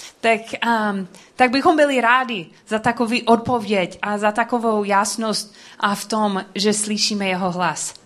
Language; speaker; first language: Czech; non-native, learner; English